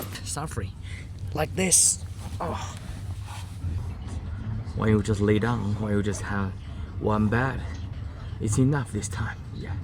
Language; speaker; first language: English; non-native, learner; Chinese